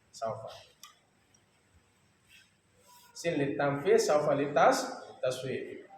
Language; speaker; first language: Arabic; non-native, fluent; Sasak